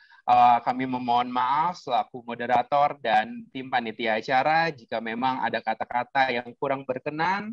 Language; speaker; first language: Indonesian; native; Indonesian